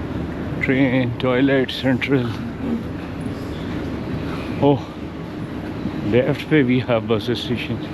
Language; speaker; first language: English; non-native, local second language; Urdu